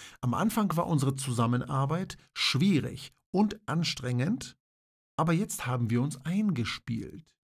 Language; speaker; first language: German; non-native, fluent; Polish